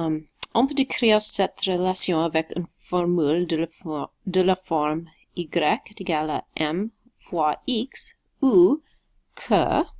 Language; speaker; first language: French; non-native, local second language; English